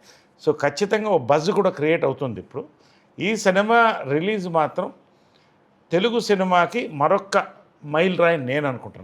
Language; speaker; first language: Telugu; native; Telugu